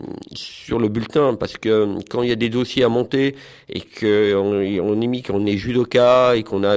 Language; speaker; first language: French; native; French